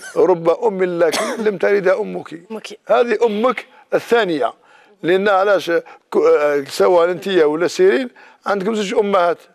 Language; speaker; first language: Arabic; native; Arabic